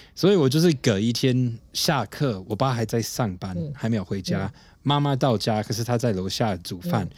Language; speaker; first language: Chinese; non-native, fluent; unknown